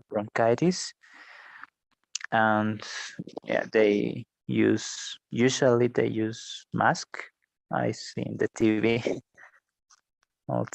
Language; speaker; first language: English; non-native, learner; Spanish